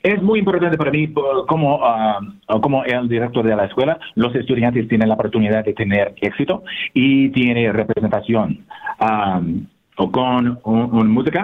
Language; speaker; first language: Spanish; non-native, learner; English